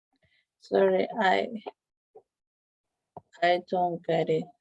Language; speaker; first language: English; non-native, learner; Spanish